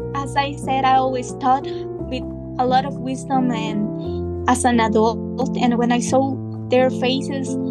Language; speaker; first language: English; non-native, fluent; Spanish